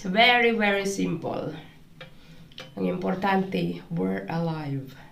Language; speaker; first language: English; non-native, local second language; Filipino